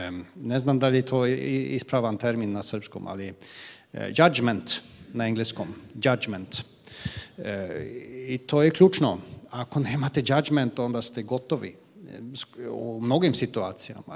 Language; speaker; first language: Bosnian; non-native, fluent; Swedish